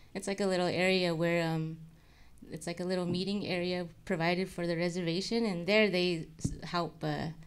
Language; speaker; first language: English; native; English